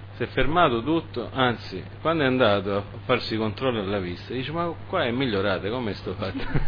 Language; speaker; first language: Italian; early bilingual, heritage; Italian